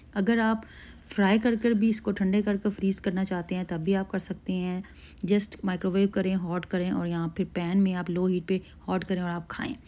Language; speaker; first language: Urdu; native; Urdu